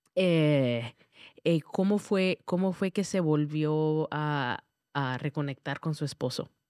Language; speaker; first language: Spanish; early bilingual, heritage; Spanish